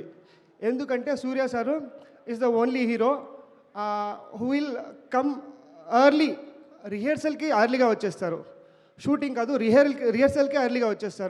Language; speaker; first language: Telugu; non-native, local second language; Kannada